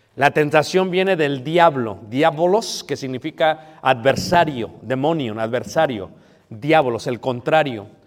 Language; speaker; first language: Spanish; early bilingual, heritage; Spanish